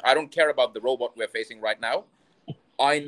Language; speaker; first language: English; non-native, local second language; Urdu